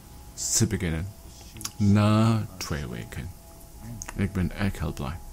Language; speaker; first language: Dutch; non-native, learner; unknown